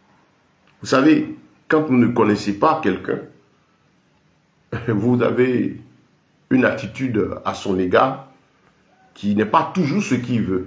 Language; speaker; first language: French; native; French